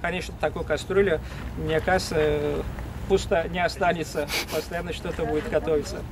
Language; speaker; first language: Russian; non-native, fluent; Turkish